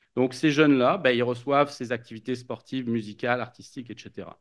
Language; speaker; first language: French; native; French